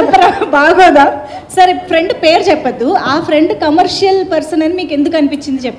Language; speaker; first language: Telugu; native; Telugu